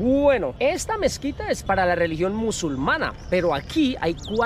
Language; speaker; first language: Spanish; native; Spanish